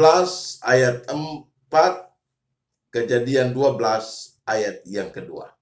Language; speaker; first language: Indonesian; native; Indonesian